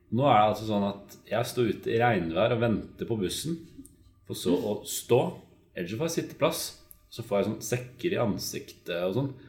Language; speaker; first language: Norwegian; native; Norwegian